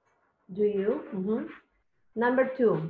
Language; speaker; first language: English; non-native, learner; Spanish